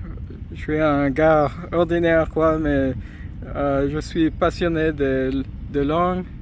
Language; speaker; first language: French; non-native, fluent; English